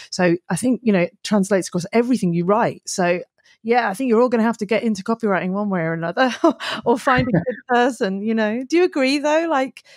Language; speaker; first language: English; native; English